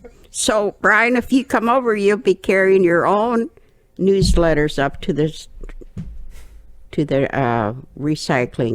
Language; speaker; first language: English; native; English